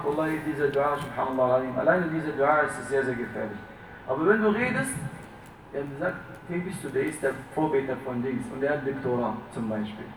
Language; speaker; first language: German; non-native, fluent; Arabic